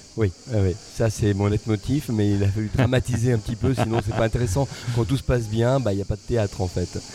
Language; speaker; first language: French; native; French